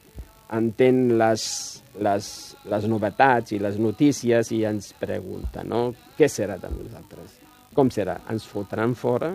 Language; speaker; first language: Catalan; non-native, fluent; Riffian